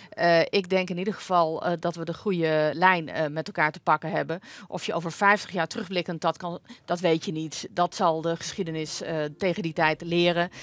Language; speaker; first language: Dutch; native; Dutch